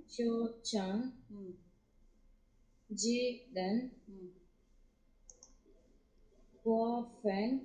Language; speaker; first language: Chinese; non-native, learner; Tamil